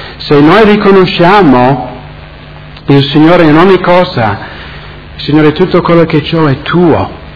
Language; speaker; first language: Italian; non-native, fluent; English